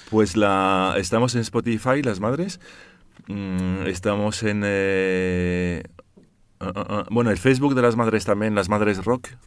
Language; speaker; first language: Spanish; early bilingual, heritage; Spanish